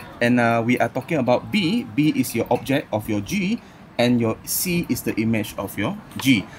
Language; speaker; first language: English; non-native, local second language; Malay